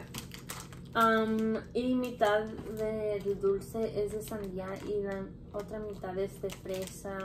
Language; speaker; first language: Spanish; early bilingual, heritage; English